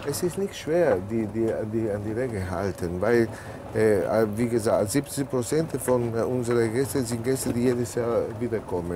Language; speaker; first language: German; non-native, fluent; Italian